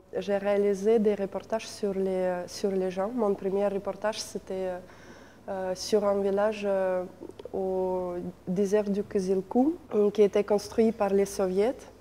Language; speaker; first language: French; non-native, fluent; Russian